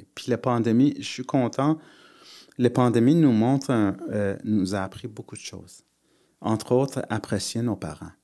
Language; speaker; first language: French; early bilingual, other home language; Persian